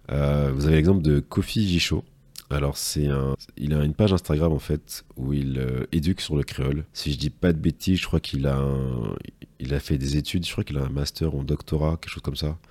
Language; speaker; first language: French; native; French